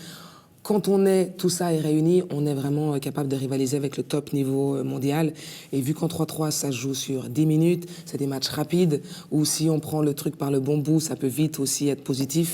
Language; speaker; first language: French; native; French